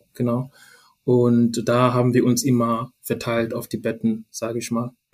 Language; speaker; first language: German; non-native, fluent; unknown